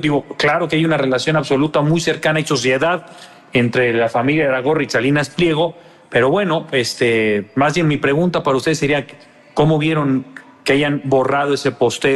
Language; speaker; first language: Spanish; native; Spanish